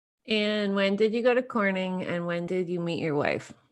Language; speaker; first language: English; native; English